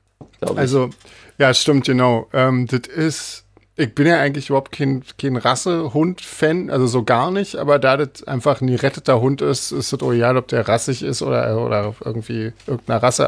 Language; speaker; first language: German; native; German